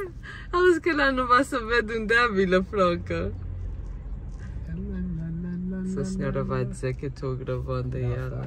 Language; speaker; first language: Portuguese; early bilingual, heritage; English